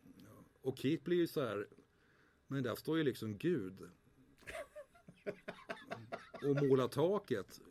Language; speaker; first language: Swedish; native; Swedish